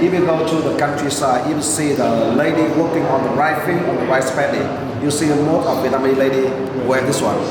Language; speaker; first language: English; non-native, fluent; Vietnamese